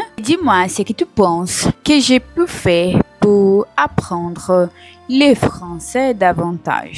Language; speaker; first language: French; non-native, learner; Portuguese